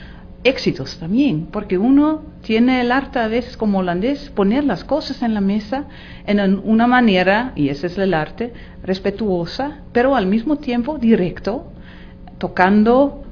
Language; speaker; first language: Spanish; non-native, fluent; Dutch